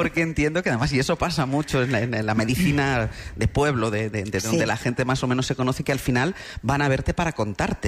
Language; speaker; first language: Spanish; native; Spanish